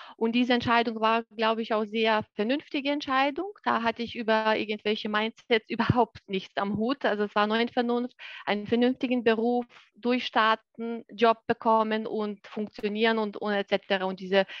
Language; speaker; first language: German; non-native, fluent; Lithuanian